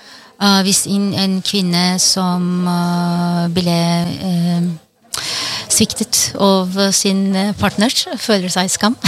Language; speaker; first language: Norwegian; non-native, fluent; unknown